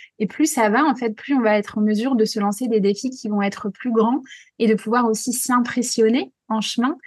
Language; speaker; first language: French; native; French